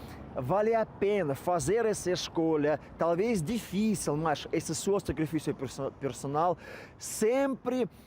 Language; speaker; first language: Portuguese; non-native, fluent; Russian